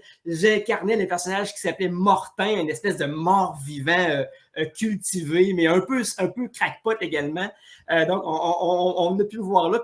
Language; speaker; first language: French; native; French